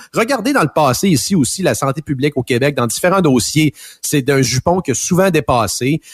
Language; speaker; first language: French; native; French